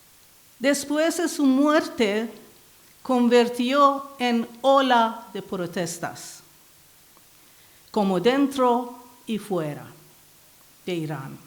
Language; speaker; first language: Spanish; non-native, learner; Persian